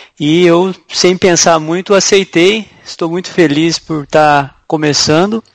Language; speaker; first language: Portuguese; native; Portuguese